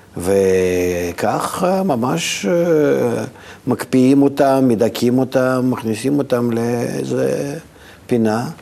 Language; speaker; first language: Hebrew; non-native, fluent; Russian